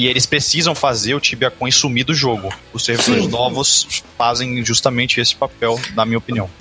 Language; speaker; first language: Portuguese; native; Portuguese